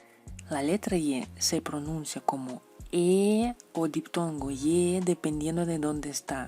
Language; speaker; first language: Spanish; non-native, fluent; Russian